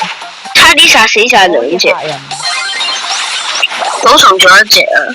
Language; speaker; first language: Chinese; early bilingual, heritage; Cantonese